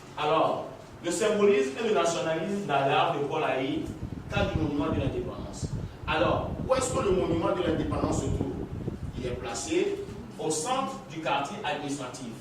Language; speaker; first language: French; non-native, local second language; Ewe